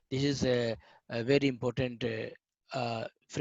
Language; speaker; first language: English; non-native, learner; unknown